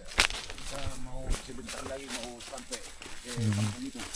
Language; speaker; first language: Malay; non-native, local second language; Batak Toba